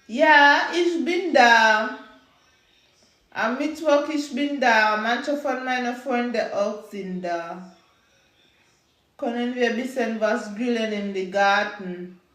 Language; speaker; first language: German; non-native, learner; English